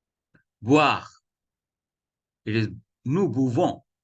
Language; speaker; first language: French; non-native, fluent; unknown